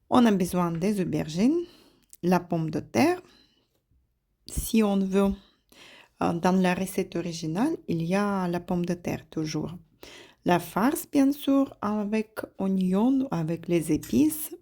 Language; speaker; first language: French; non-native, fluent; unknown